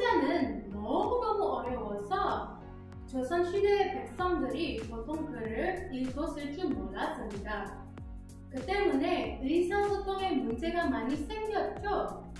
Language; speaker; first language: Korean; non-native, learner; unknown